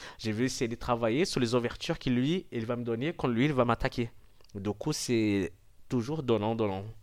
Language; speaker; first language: French; non-native, fluent; Portuguese